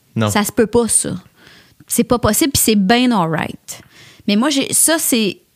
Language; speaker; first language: French; native; French